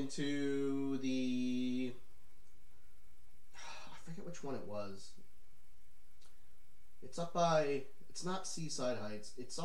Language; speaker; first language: English; native; English